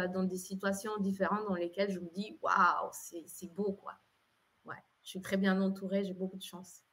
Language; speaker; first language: French; non-native, fluent; Spanish